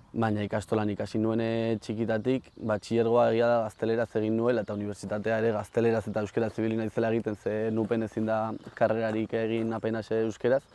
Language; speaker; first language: Basque; non-native, local second language; Spanish